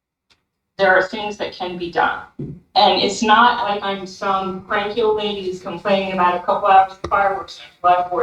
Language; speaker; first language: English; native; English